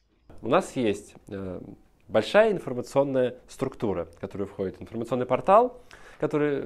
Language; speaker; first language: Russian; native; Russian